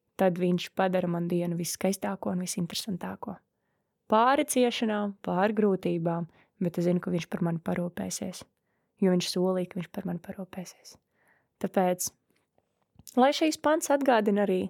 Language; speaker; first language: Latvian; early bilingual, other home language; Russian